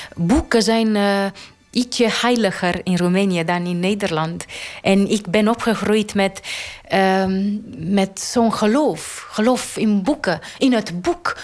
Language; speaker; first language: Dutch; non-native, fluent; Romanian